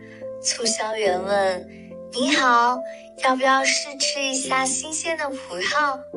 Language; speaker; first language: Chinese; native; Chinese